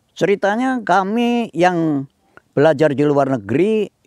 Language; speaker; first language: Indonesian; native; Indonesian